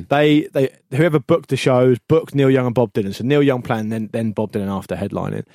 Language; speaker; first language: English; native; English